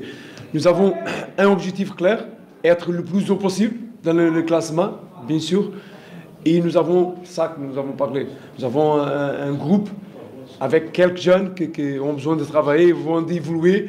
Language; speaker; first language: French; non-native, learner; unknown